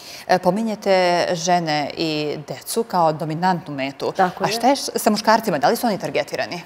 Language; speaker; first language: Serbian; native; Serbian